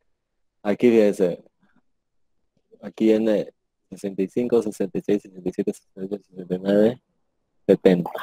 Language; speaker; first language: Spanish; native; Spanish